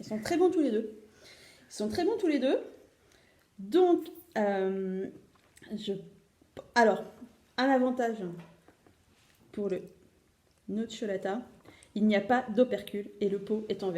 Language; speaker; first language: French; native; French